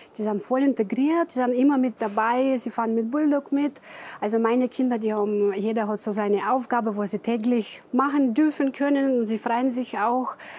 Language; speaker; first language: German; non-native, fluent; Russian